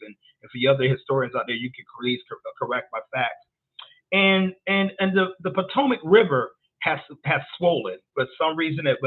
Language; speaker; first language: English; native; English